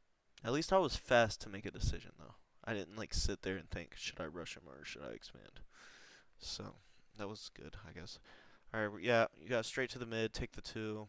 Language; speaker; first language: English; native; English